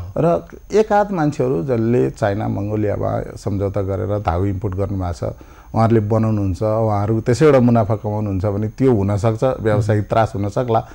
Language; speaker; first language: Nepali; native; Nepali